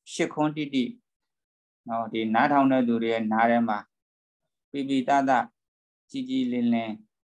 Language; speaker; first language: Burmese; native; Burmese